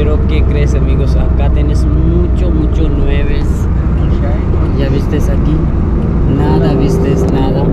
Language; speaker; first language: Spanish; non-native, learner; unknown